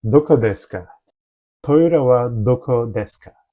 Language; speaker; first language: Japanese; non-native, learner; Turkish